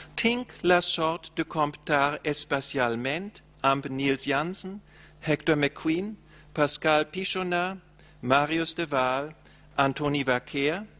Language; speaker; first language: Catalan; non-native, learner; German